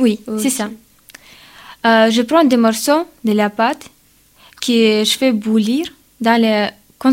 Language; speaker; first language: French; non-native, learner; Ukrainian